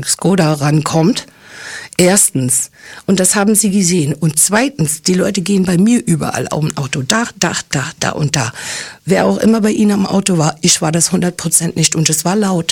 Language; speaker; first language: German; early bilingual, other home language; English